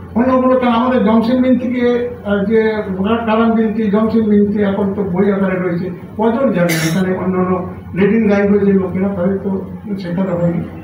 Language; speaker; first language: Bangla; non-native, local second language; Santali